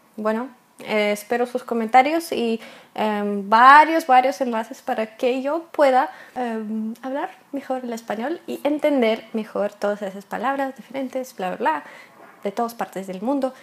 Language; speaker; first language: Spanish; non-native, fluent; Russian